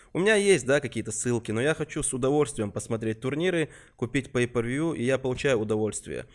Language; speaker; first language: Russian; non-native, local second language; Chechen